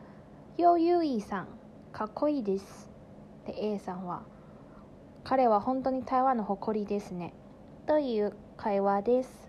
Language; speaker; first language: Japanese; non-native, fluent; Chinese